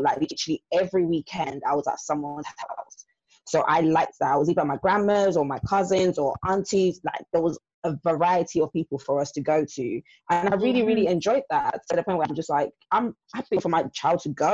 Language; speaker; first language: English; non-native, local second language; Yoruba